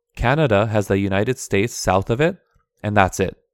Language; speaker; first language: English; early bilingual, other home language; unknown